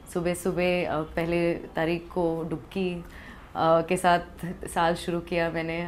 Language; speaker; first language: Hindi; early bilingual, other home language; English